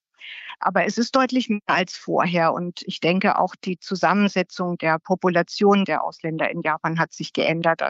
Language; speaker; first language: German; native; German